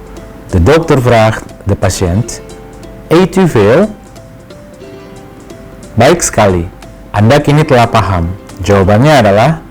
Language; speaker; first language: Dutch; non-native, fluent; Indonesian